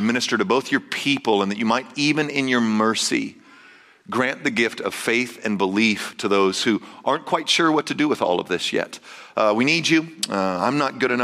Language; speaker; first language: English; native; English